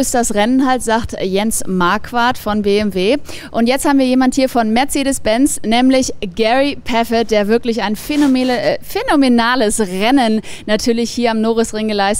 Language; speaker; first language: German; native; German